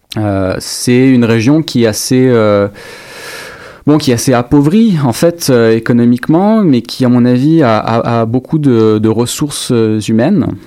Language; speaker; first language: French; native; French